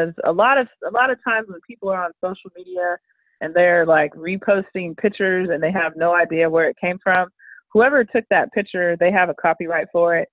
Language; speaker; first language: English; native; English